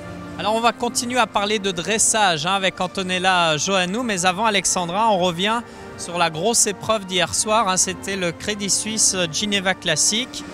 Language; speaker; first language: French; native; French